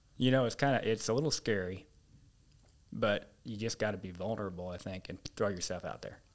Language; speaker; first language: English; native; English